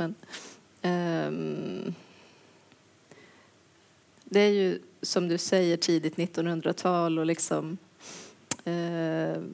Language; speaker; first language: Swedish; native; Swedish